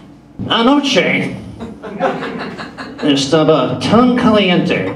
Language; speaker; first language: Spanish; non-native, learner; English